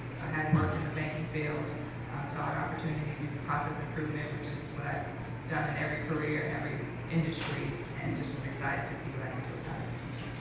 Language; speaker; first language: English; native; English